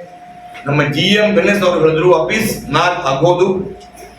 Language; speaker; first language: Kannada; non-native, local second language; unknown